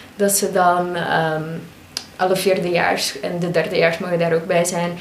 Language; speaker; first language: Dutch; native; Dutch